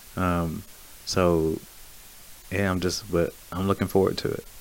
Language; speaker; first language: English; native; English